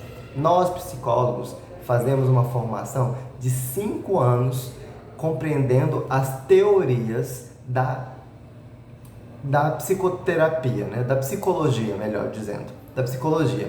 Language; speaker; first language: Portuguese; native; Portuguese